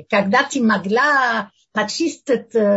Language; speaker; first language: Russian; non-native, learner; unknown